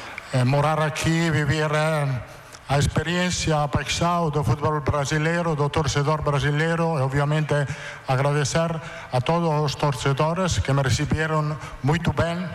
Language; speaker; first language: Portuguese; non-native, fluent; Italian